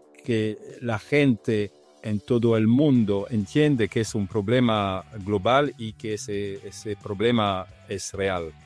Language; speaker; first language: Spanish; non-native, learner; Italian